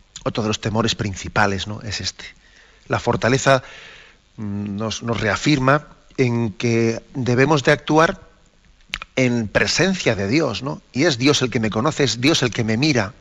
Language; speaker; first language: Spanish; native; Spanish